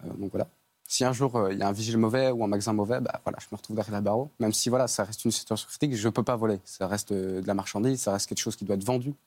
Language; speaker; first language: French; native; French